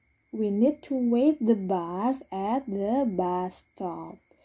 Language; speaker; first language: English; non-native, fluent; Indonesian